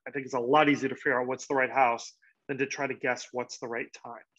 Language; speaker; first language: English; native; English